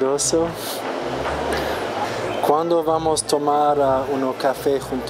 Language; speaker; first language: Spanish; non-native, learner; English